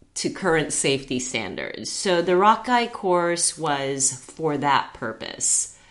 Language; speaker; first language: English; early bilingual, heritage; Chinese